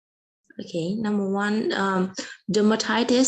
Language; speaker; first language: English; non-native, learner; Vietnamese